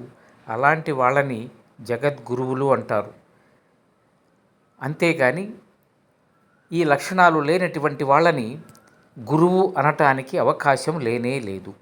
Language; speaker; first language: Telugu; native; Telugu